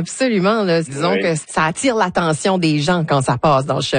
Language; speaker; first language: French; native; French